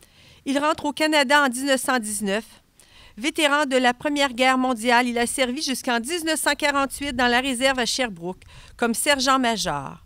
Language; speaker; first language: French; native; French